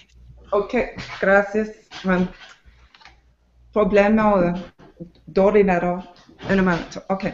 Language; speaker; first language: Spanish; non-native, learner; English